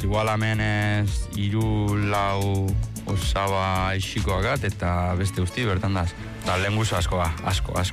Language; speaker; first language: Basque; early bilingual, other home language; Spanish